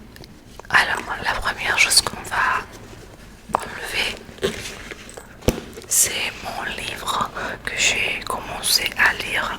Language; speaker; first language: French; non-native, learner; Spanish